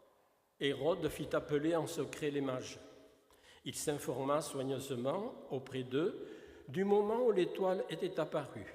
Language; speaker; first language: French; native; French